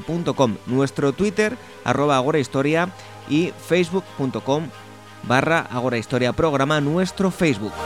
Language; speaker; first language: Spanish; native; Spanish